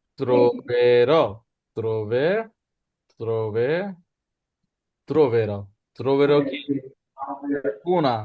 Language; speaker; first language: Italian; non-native, learner; Bangla